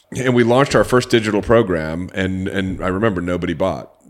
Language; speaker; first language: English; native; English